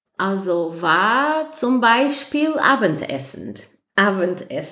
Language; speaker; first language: German; non-native, fluent; Portuguese